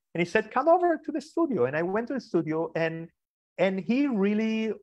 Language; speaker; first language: English; early bilingual, other home language; Spanish